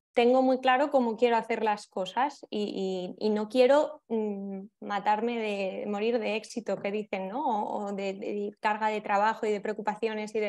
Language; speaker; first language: Spanish; native; Spanish